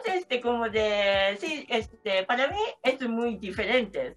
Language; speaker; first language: Spanish; non-native, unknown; Japanese